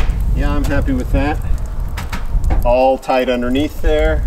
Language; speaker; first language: English; native; English